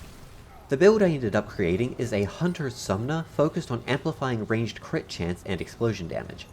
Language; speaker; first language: English; native; English